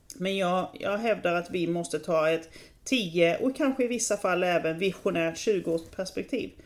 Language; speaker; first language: Swedish; native; Swedish